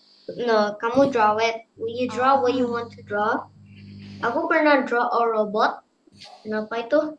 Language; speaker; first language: English; non-native, fluent; Indonesian